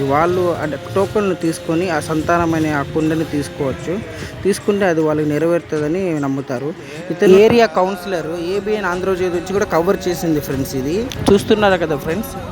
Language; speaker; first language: Telugu; non-native, local second language; Urdu